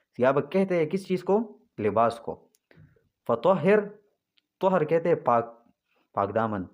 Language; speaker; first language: Urdu; non-native, local second language; Pashto